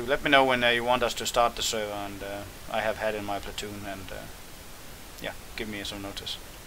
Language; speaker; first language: English; non-native, fluent; Danish